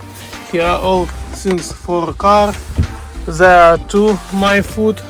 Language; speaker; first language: English; non-native, learner; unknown